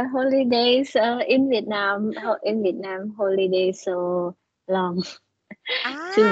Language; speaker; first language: English; non-native, learner; Vietnamese